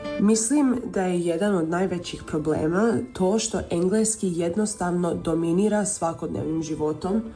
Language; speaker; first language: Serbian; early bilingual, heritage; Croatian